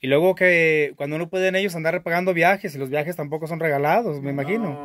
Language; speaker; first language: Spanish; native; Spanish